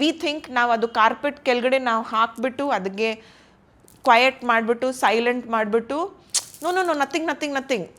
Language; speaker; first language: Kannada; non-native, local second language; Hindi